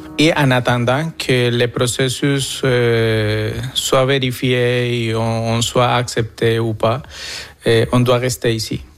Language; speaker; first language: French; non-native, fluent; Spanish